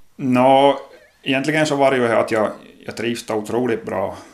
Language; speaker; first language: Swedish; native; Swedish